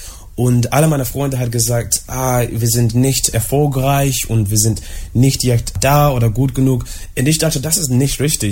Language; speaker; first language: German; non-native, learner; English